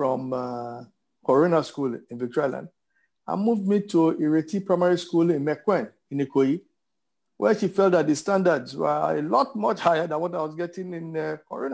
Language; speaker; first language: English; non-native, local second language; Yoruba